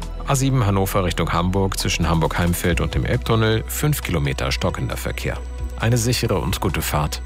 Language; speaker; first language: German; native; German